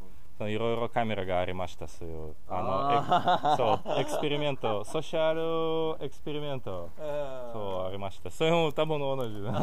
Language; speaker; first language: Japanese; non-native, learner; Russian